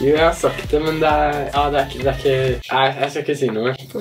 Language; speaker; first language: Norwegian; native; Norwegian